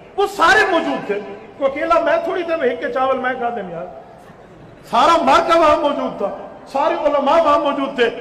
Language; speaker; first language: Urdu; non-native, local second language; Saraiki